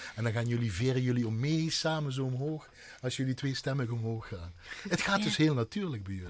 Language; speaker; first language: Dutch; native; Dutch